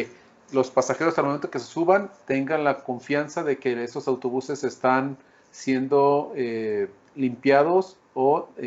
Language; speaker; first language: Spanish; native; Spanish